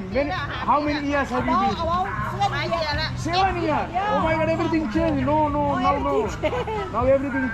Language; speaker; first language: English; non-native, learner; Hindi